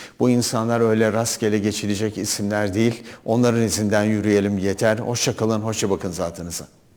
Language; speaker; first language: Turkish; native; Turkish